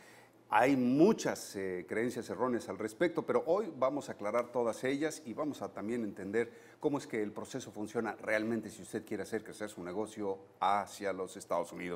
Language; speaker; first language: Spanish; native; Spanish